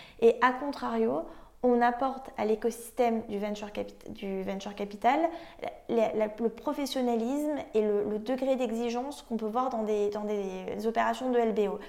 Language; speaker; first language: French; native; French